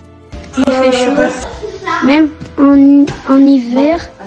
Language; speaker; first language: French; non-native, learner; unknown